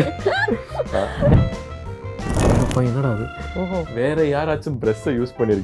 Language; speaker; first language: Tamil; native; Tamil